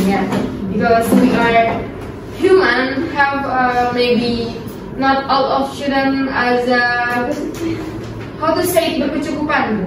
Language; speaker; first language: English; non-native, learner; Indonesian